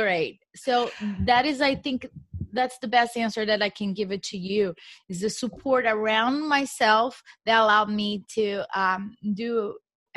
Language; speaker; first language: English; non-native, fluent; Portuguese